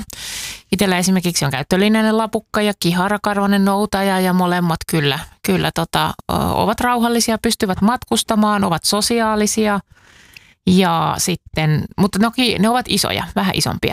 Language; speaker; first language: Finnish; native; Finnish